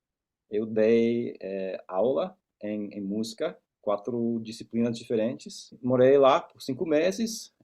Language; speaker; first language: Portuguese; non-native, fluent; English